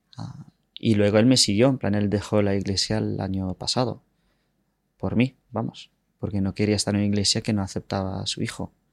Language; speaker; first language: Spanish; non-native, fluent; English